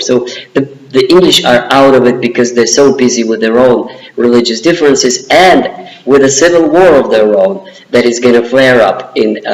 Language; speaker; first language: English; non-native, fluent; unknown